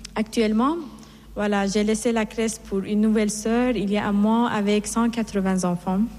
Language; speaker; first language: French; non-native, fluent; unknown